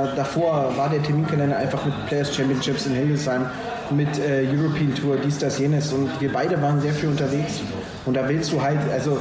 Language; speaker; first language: German; native; German